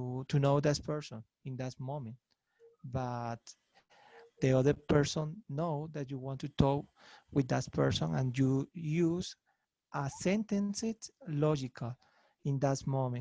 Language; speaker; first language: English; non-native, learner; Spanish